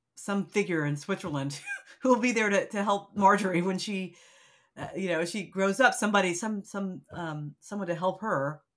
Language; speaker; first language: English; native; English